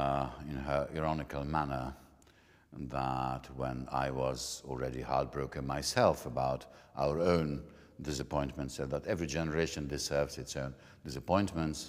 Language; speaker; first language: English; non-native, fluent; Hungarian